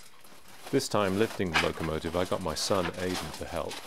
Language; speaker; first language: English; native; English